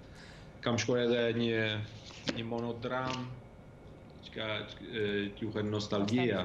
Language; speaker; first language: Albanian; early bilingual, heritage; Albanian